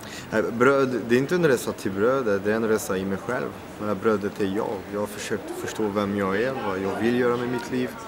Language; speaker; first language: Swedish; non-native, fluent; French